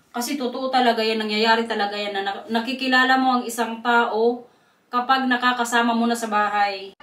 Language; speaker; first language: Filipino; non-native, local second language; Waray